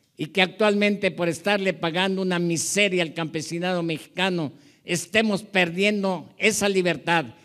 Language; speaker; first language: Spanish; early bilingual, other home language; Japanese